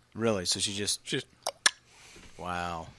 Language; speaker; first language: English; native; English